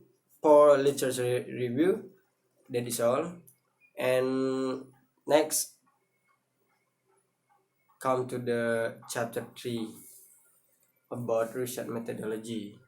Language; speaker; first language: English; non-native, learner; Indonesian